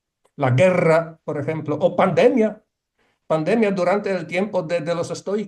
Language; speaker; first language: Spanish; non-native, fluent; Polish